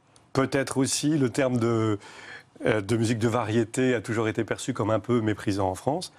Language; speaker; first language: French; native; French